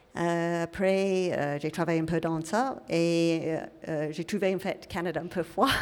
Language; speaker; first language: French; non-native, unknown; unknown